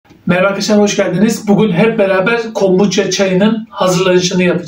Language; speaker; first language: Turkish; native; Turkish